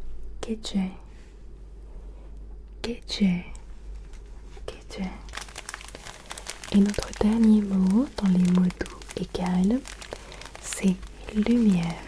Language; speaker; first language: French; early bilingual, other home language; Turkish